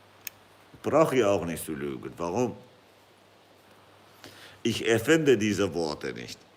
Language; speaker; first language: German; non-native, fluent; Kurdish